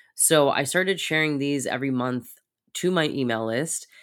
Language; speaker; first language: English; native; English